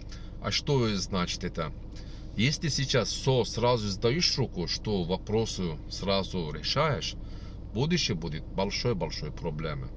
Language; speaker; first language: Russian; non-native, learner; Turkish